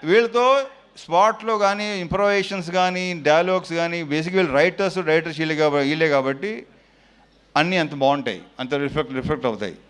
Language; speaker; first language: Telugu; native; Telugu